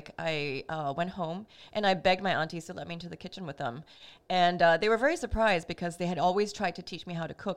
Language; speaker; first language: English; native; English